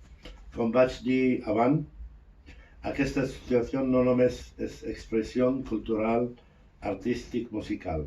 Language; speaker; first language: Catalan; non-native, fluent; Arabic